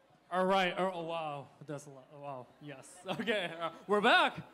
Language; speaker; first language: English; non-native, fluent; Korean